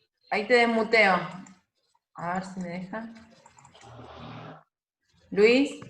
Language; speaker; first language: Spanish; native; Spanish